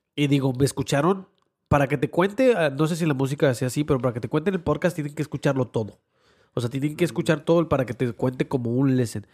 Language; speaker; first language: Spanish; early bilingual, heritage; Spanish